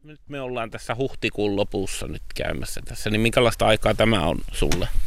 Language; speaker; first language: Finnish; native; Finnish